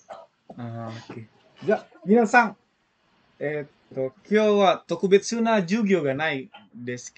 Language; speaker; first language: Japanese; non-native, fluent; Indonesian